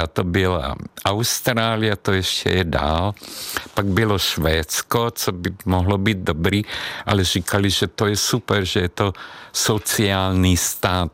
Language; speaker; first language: Czech; non-native, fluent; Hungarian